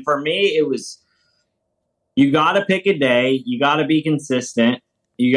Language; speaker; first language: English; native; English